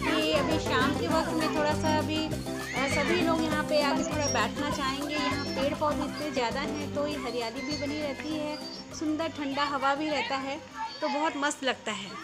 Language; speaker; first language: Hindi; native; Hindi